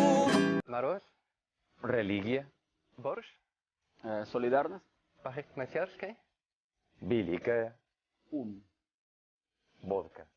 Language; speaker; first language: Russian; non-native, fluent; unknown